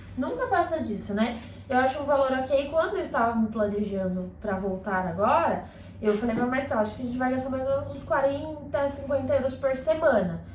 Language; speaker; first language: Portuguese; native; Portuguese